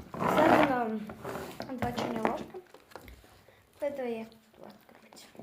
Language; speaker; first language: Russian; non-native, local second language; Kazakh